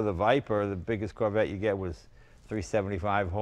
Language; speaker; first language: English; native; English